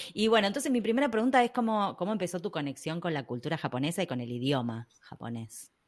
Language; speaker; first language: Spanish; native; Spanish